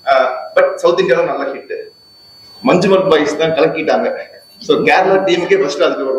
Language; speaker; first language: Tamil; native; Tamil